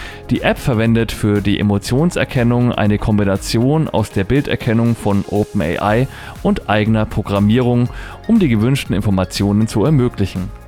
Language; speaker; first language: German; native; German